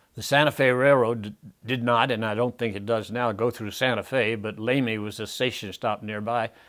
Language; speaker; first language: English; native; English